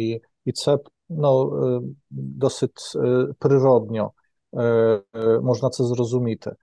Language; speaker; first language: Ukrainian; non-native, fluent; Polish